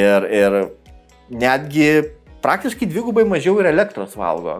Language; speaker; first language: Lithuanian; native; Lithuanian